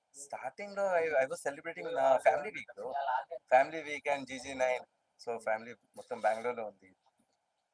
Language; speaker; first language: Telugu; non-native, learner; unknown